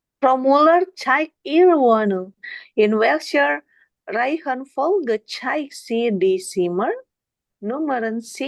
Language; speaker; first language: German; non-native, learner; Indonesian